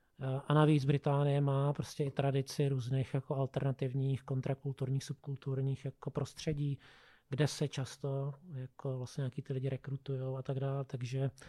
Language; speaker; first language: Czech; native; Czech